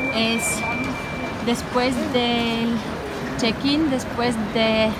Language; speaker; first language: Spanish; non-native, fluent; Ukrainian